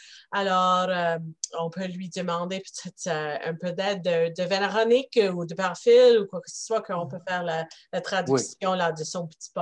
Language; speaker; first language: French; non-native, local second language; English